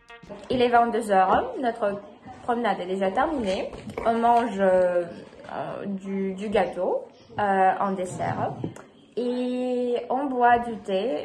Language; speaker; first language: French; non-native, fluent; Russian